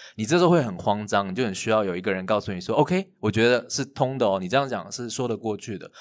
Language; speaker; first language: Chinese; native; Chinese